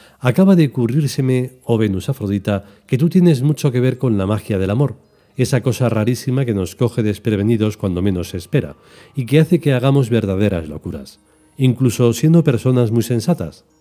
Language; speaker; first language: Spanish; native; Spanish